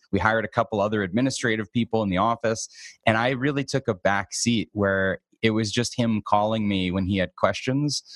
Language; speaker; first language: English; native; English